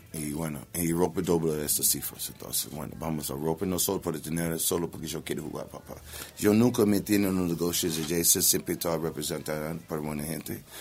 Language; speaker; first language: Spanish; non-native, learner; English